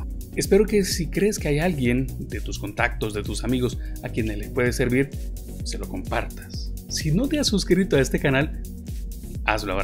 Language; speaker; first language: Spanish; native; Spanish